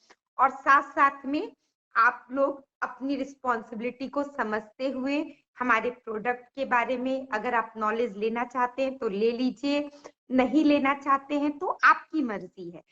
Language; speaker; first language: Hindi; native; Hindi